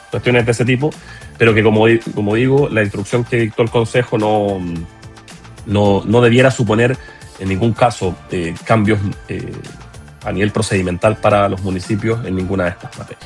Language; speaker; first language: Spanish; native; Spanish